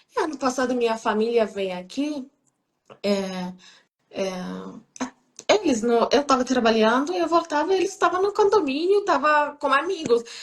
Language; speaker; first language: Portuguese; non-native, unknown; Persian